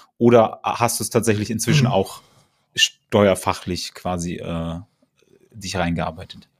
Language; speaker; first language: German; native; German